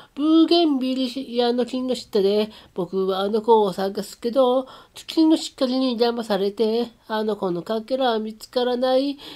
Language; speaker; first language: Japanese; native; Japanese